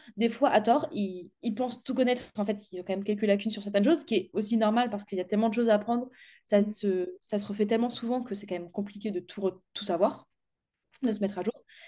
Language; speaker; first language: French; native; French